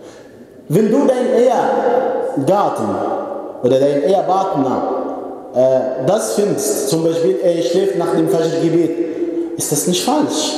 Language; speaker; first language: German; non-native, fluent; Arabic